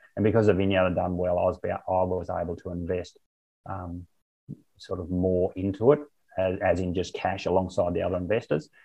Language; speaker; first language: English; native; English